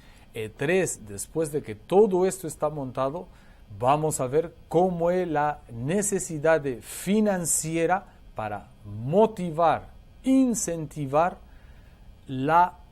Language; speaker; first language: Portuguese; non-native, learner; Spanish